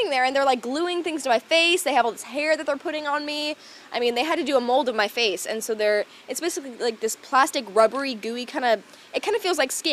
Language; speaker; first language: English; native; English